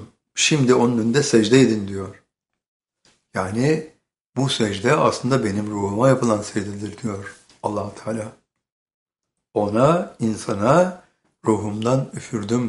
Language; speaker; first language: Turkish; native; Turkish